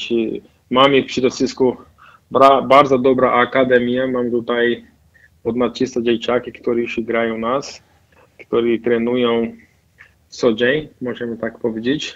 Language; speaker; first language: Polish; non-native, fluent; Portuguese